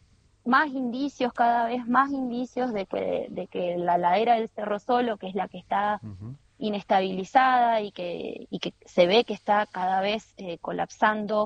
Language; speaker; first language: Spanish; native; Spanish